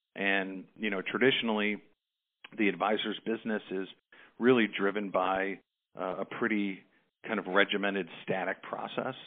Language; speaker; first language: English; native; English